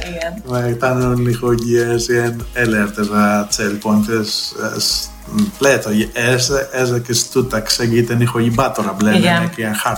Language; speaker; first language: Hungarian; non-native, fluent; Greek